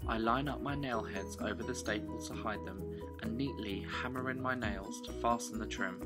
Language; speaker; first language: English; native; English